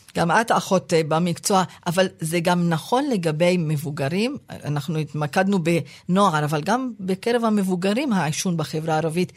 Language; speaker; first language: Hebrew; non-native, local second language; Arabic